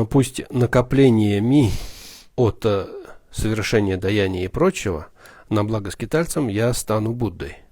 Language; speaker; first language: Russian; native; Russian